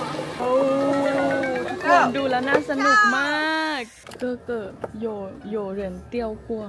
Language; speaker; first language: Thai; native; Thai